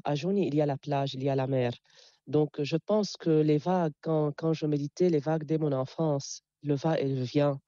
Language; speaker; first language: French; non-native, local second language; Arabic